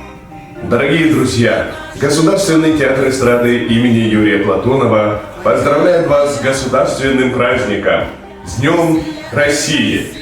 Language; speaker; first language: Russian; native; Russian